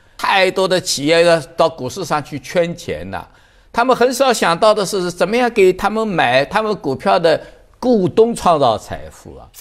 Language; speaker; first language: Chinese; native; Chinese